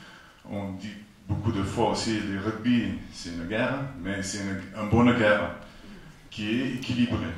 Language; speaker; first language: French; non-native, fluent; Afrikaans